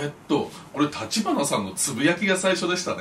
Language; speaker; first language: Japanese; native; Japanese